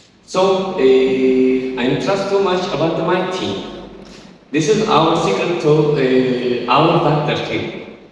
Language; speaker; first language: English; non-native, learner; Turkish